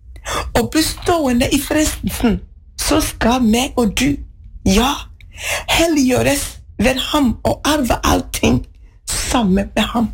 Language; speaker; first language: Norwegian; non-native, fluent; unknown